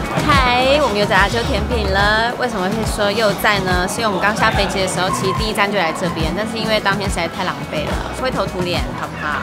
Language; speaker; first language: Chinese; native; Chinese